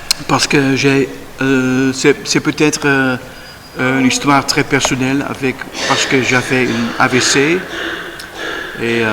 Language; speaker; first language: French; non-native, learner; Dutch